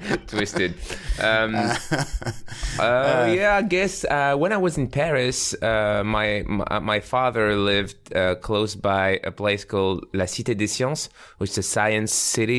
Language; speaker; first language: English; non-native, fluent; French